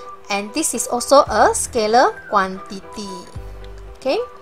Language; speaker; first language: English; non-native, local second language; Malay